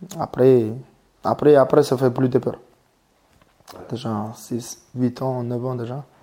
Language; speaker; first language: French; non-native, learner; Mongolian